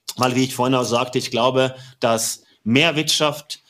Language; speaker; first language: German; non-native, fluent; Norwegian